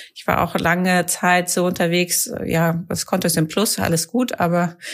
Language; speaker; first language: German; native; German